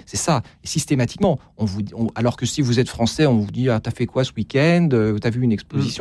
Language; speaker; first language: French; native; French